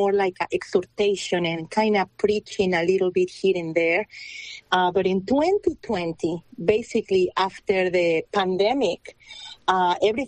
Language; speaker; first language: English; non-native, fluent; Spanish